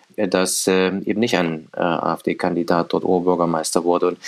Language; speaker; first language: German; native; German